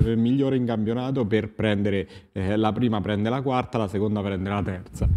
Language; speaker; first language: Italian; native; Italian